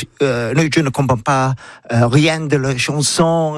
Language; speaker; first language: French; non-native, learner; English